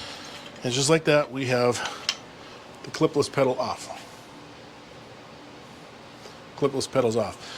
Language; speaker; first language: English; native; English